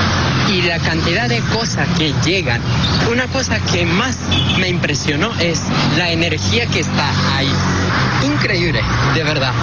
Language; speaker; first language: Spanish; non-native, fluent; Japanese